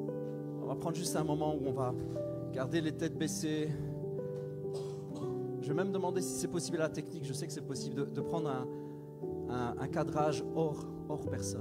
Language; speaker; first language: French; native; French